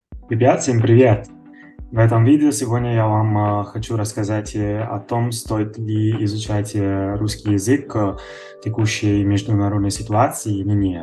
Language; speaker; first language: Russian; non-native, fluent; Italian